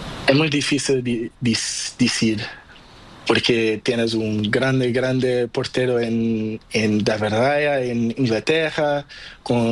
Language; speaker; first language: Spanish; non-native, learner; Portuguese